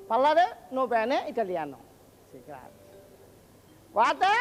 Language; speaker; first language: Italian; non-native, learner; Bangla